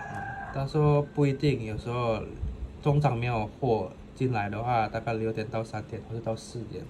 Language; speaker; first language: Chinese; non-native, fluent; Indonesian